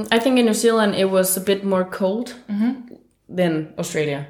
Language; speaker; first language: English; non-native, fluent; Danish